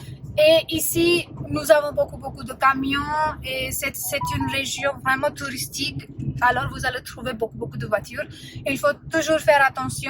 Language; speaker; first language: French; non-native, fluent; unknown